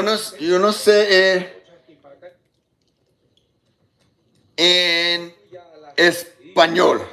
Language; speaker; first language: Spanish; non-native, learner; English